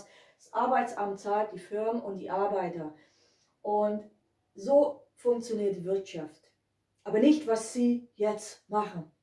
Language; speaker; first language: German; non-native, fluent; Hungarian